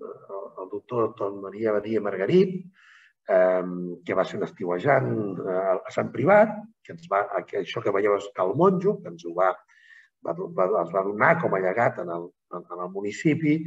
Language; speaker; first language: Catalan; native; Catalan